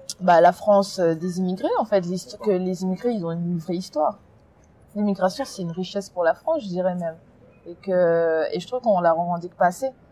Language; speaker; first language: French; early bilingual, other home language; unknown